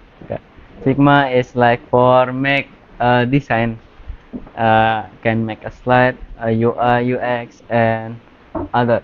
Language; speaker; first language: English; non-native, learner; Indonesian